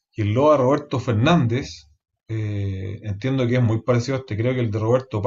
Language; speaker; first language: Spanish; native; Spanish